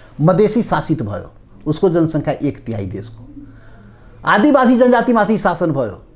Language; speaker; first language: Nepali; non-native, local second language; Maithili